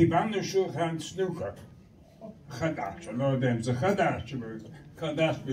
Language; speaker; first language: Hebrew; non-native, learner; English